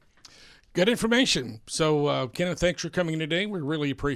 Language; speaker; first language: English; native; English